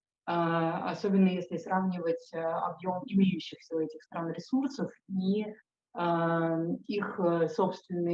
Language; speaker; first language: Russian; native; Russian